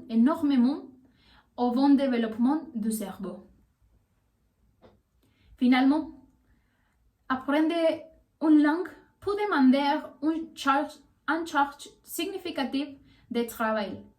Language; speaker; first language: French; non-native, learner; Spanish